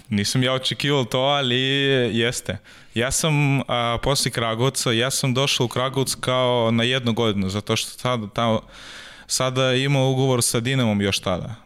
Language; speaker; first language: Serbian; non-native, learner; Russian